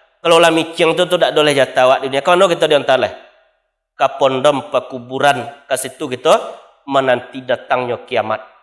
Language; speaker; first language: Malay; non-native, local second language; Minangkabau